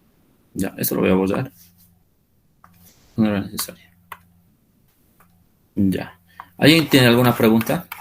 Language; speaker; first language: Spanish; native; Spanish